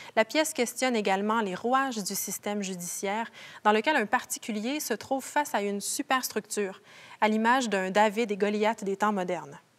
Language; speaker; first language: French; native; French